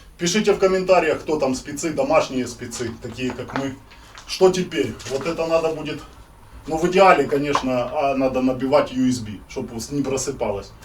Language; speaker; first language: Russian; native; Russian